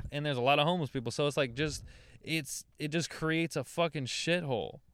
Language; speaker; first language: English; native; English